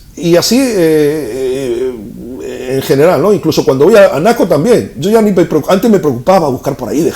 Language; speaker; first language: Spanish; native; Spanish